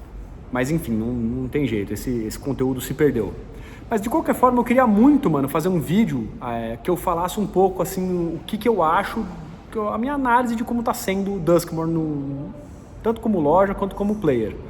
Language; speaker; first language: Portuguese; native; Portuguese